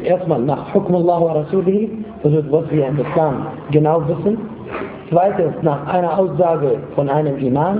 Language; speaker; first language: German; non-native, fluent; Arabic